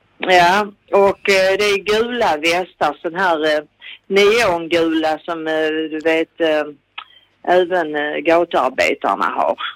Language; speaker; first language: Swedish; native; Swedish